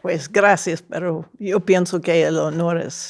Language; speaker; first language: Spanish; non-native, fluent; English